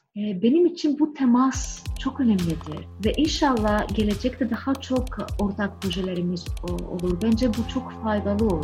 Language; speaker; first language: Turkish; non-native, fluent; Greek